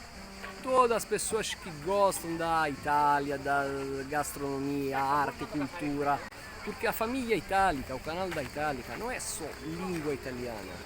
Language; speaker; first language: Portuguese; non-native, fluent; Italian